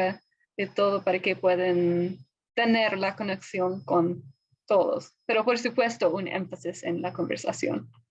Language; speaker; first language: Spanish; non-native, fluent; English